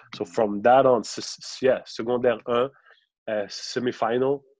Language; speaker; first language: English; non-native, local second language; French